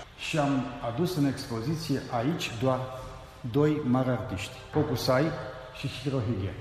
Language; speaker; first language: Romanian; native; Romanian